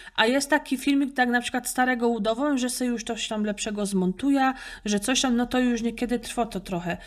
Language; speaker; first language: Polish; native; Polish